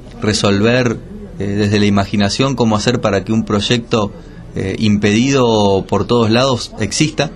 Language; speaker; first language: Spanish; native; Spanish